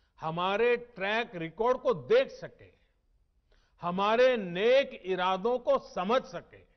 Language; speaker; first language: Hindi; non-native, local second language; Gujarati